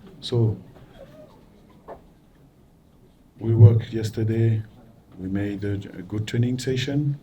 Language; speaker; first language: English; non-native, learner; French